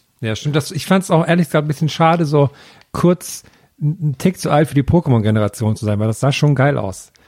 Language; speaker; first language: German; native; German